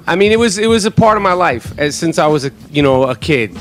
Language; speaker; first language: English; native; English